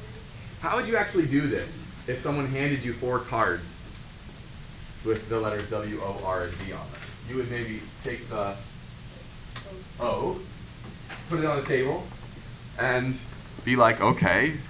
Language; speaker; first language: English; native; English